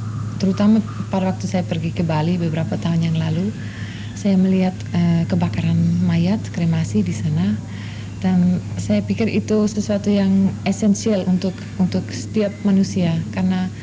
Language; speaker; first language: Indonesian; non-native, fluent; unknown